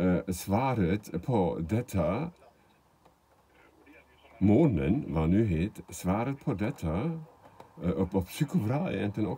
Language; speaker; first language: Swedish; non-native, fluent; German